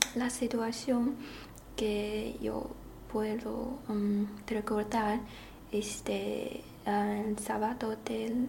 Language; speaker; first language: Spanish; non-native, learner; Chinese